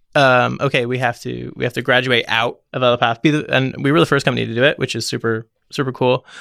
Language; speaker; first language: English; native; English